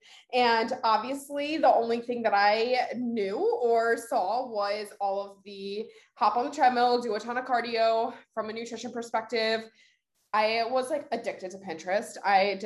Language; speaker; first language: English; native; English